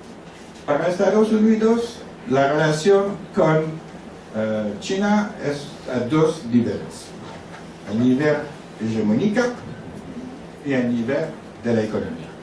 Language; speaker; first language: Spanish; non-native, learner; French